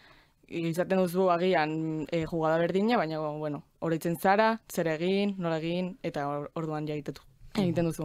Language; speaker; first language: Basque; non-native, local second language; Spanish